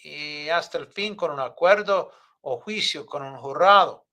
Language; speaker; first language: Spanish; non-native, fluent; English